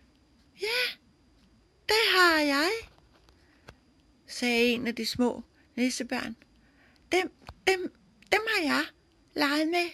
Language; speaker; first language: Danish; native; Danish